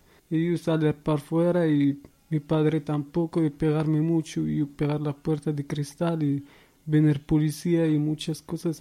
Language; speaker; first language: Spanish; non-native, learner; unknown